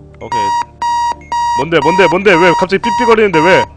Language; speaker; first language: Korean; native; Korean